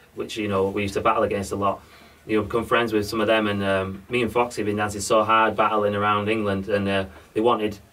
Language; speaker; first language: English; native; English